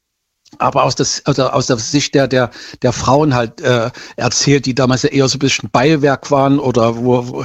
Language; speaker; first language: German; native; German